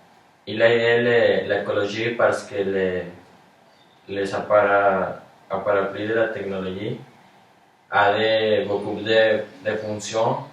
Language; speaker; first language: French; non-native, learner; Spanish